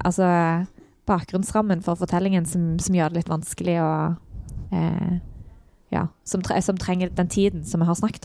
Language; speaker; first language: Norwegian; native; Norwegian